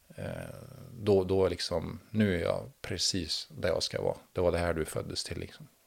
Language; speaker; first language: Swedish; native; Swedish